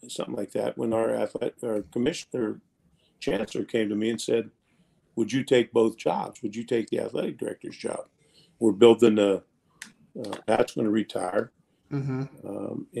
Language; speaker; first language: English; native; English